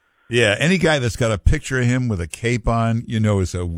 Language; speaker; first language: English; native; English